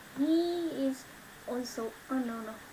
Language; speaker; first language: English; non-native, learner; Vietnamese